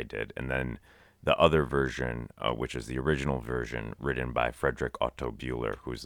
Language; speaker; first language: English; native; English